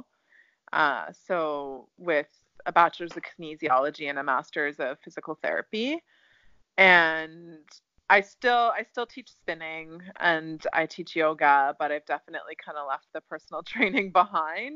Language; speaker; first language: English; native; English